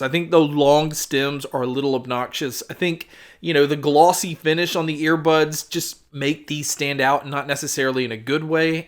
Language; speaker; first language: English; native; English